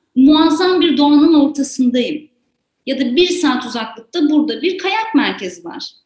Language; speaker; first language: Turkish; native; Turkish